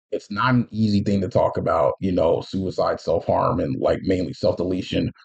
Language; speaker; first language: English; native; English